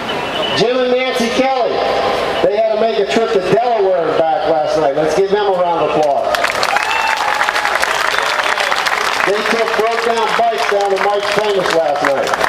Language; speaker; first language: English; native; English